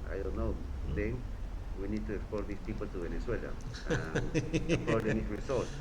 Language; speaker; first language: English; non-native, learner; Spanish